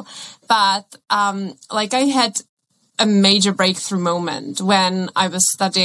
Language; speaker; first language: English; non-native, fluent; Czech